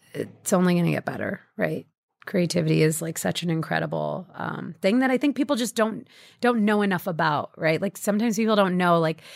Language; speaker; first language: English; early bilingual, other home language; Hindi